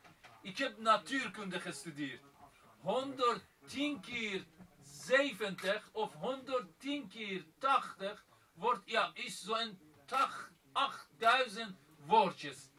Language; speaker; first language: Dutch; non-native, fluent; Persian